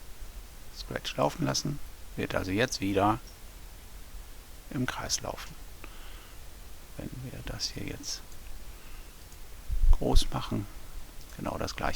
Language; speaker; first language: German; native; German